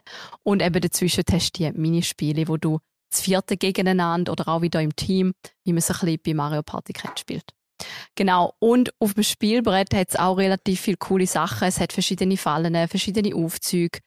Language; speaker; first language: German; native; German